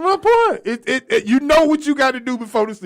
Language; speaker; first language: English; native; English